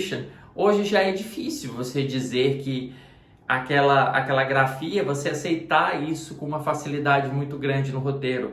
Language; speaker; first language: Portuguese; native; Portuguese